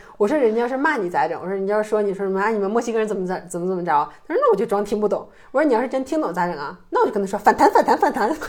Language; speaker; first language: Chinese; native; Chinese